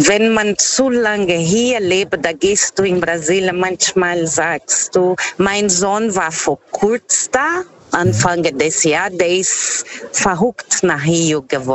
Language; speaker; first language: German; non-native, fluent; Portuguese